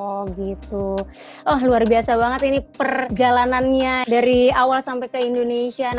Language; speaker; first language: Indonesian; native; Indonesian